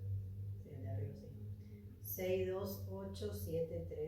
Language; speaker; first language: Spanish; native; Spanish